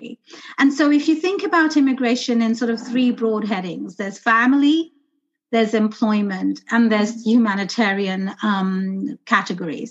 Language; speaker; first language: English; native; English